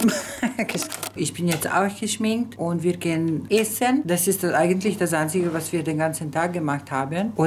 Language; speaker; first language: German; early bilingual, other home language; Spanish